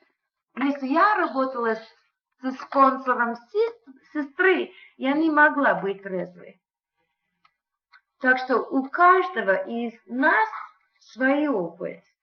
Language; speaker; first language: Russian; non-native, fluent; English